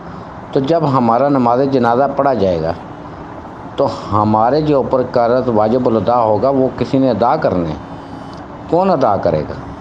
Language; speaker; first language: Urdu; native; Urdu